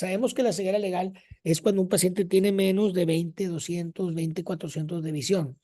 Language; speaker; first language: Spanish; native; Spanish